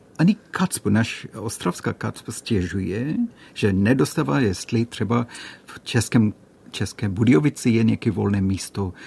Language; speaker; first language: Czech; non-native, fluent; Malayalam